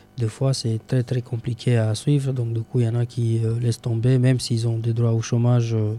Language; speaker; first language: French; non-native, fluent; Romanian